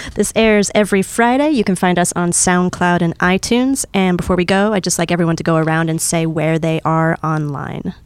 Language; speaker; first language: English; native; English